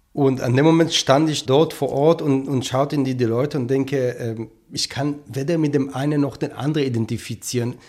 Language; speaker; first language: German; non-native, fluent; Hebrew